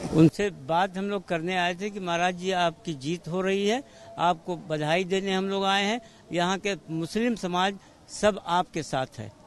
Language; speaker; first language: Hindi; native; Hindi